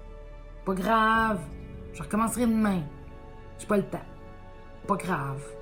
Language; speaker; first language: French; native; French